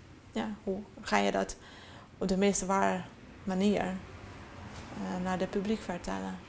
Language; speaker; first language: Dutch; non-native, fluent; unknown